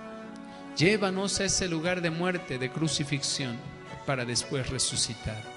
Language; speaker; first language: Spanish; native; Spanish